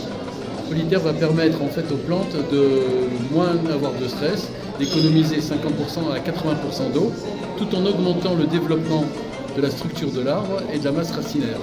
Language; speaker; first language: French; native; French